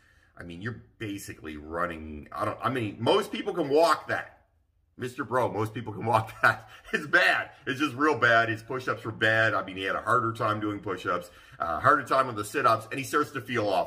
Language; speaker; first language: English; native; English